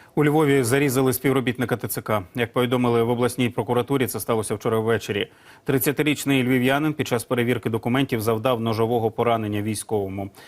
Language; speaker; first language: Ukrainian; native; Ukrainian